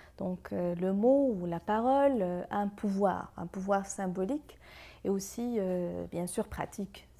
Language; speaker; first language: French; non-native, local second language; Arabic